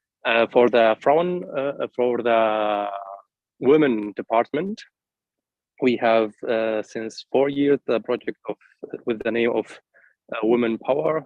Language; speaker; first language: English; non-native, fluent; Arabic